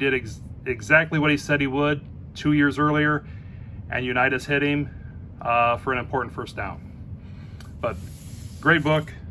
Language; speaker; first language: English; native; English